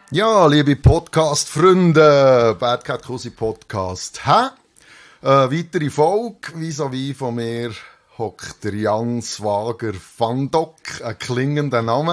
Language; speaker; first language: German; native; German